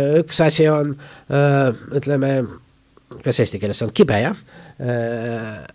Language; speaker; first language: Estonian; non-native, local second language; Russian